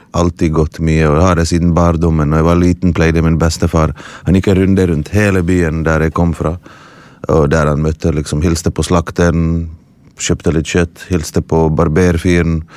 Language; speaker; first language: Norwegian; early bilingual, other home language; Bosnian